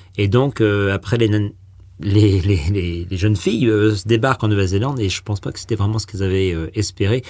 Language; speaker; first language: French; native; French